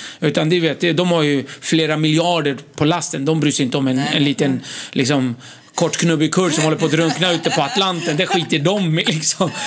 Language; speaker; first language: Swedish; early bilingual, other home language; Kurdish